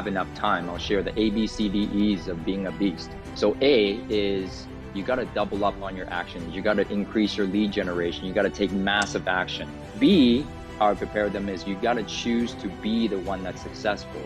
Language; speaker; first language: English; early bilingual, other home language; Chinese